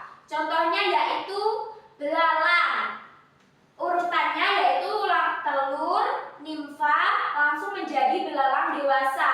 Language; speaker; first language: Indonesian; native; Indonesian